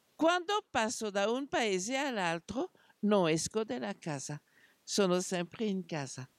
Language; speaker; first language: Italian; non-native, fluent; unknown